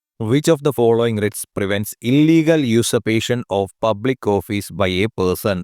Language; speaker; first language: English; non-native, local second language; Malayalam